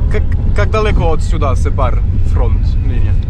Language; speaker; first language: Russian; non-native, learner; French